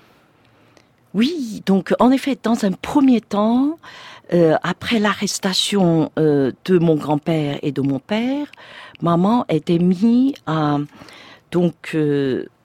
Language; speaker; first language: French; non-native, fluent; Chinese